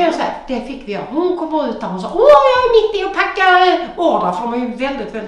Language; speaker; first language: Swedish; native; Swedish